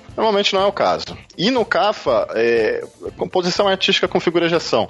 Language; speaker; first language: Portuguese; native; Portuguese